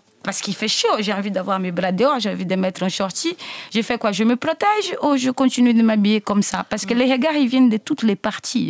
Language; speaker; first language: French; non-native, fluent; Portuguese